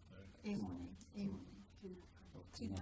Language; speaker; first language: Māori; non-native, learner; English